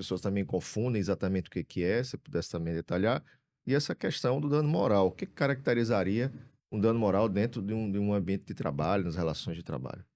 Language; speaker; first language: Portuguese; native; Portuguese